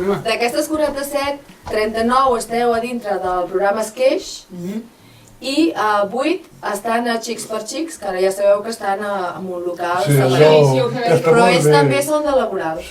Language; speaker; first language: Catalan; native; Catalan